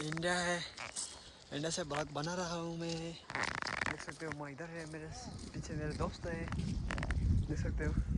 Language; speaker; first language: Hindi; non-native, learner; Nepali